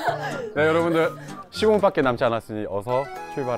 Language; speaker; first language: Korean; native; Korean